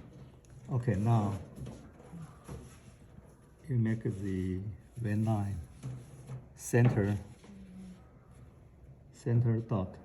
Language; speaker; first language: English; non-native, fluent; Chinese